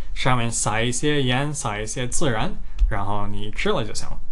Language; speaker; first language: Chinese; early bilingual, other home language; English